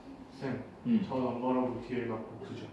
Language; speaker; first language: Korean; native; Korean